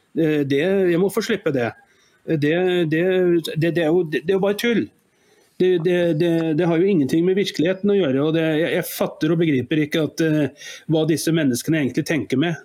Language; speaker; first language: Norwegian; native; Norwegian